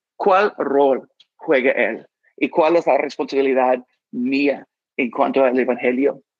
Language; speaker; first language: Spanish; non-native, fluent; English